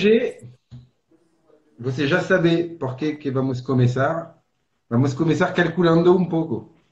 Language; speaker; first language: Portuguese; non-native, fluent; French